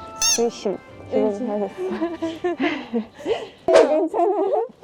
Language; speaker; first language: Korean; non-native, learner; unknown